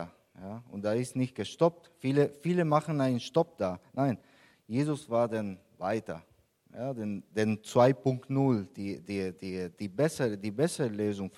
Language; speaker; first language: German; non-native, fluent; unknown